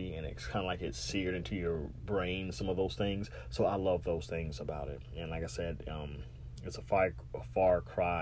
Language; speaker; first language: English; native; English